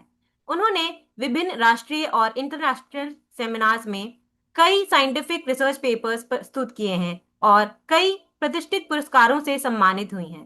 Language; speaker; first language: Hindi; native; Hindi